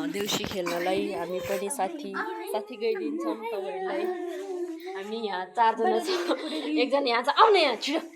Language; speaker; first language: Nepali; non-native, local second language; Eastern Tamang